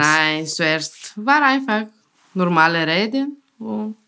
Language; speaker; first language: German; non-native, learner; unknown